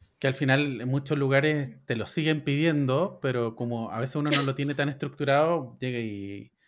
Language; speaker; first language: Spanish; native; Spanish